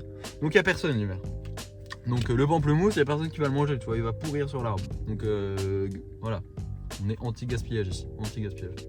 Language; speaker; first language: French; native; French